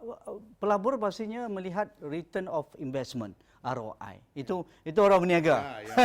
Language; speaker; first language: Malay; native; Malay